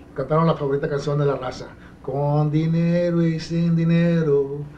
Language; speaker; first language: Spanish; early bilingual, other home language; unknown